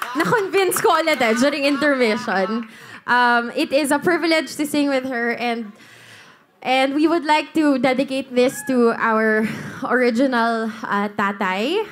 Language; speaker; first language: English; non-native, local second language; Filipino